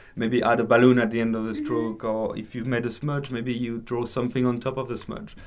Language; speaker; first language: English; non-native, fluent; French